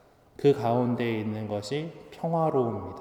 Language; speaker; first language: Korean; native; Korean